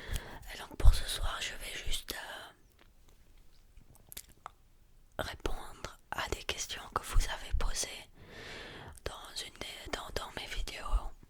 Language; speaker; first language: French; early bilingual, heritage; French